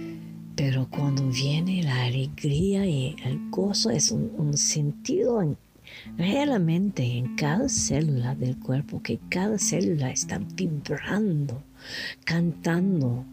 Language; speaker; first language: Spanish; non-native, learner; French